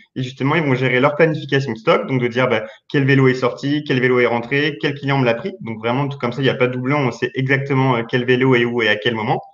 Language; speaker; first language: French; native; French